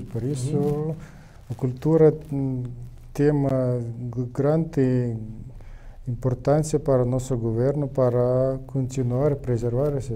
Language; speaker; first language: Portuguese; non-native, learner; Ukrainian